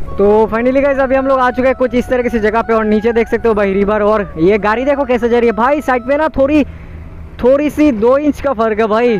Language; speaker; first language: Hindi; non-native, local second language; Bangla